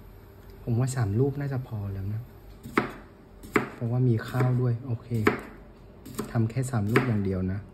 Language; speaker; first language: Thai; non-native, fluent; Vietnamese